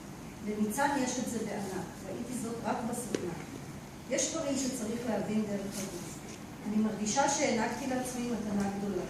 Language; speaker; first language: Hebrew; native; Hebrew